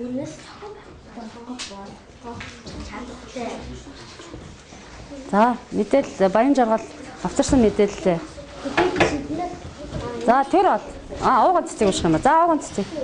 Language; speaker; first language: Mongolian; native; Mongolian